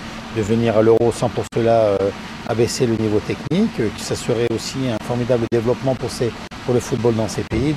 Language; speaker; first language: French; native; French